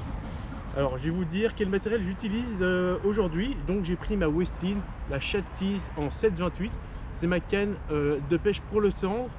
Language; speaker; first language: French; native; French